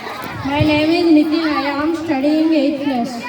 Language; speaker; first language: English; non-native, local second language; Telugu